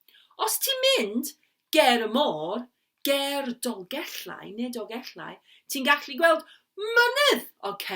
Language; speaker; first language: Welsh; non-native, learner; English